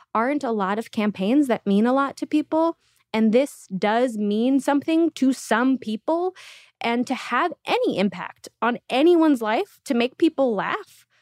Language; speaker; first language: English; early bilingual, other home language; Russian